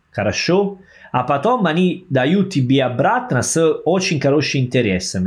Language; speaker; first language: Russian; non-native, learner; Italian